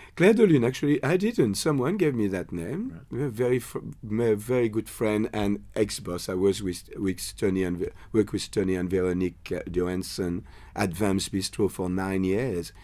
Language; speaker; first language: English; non-native, fluent; French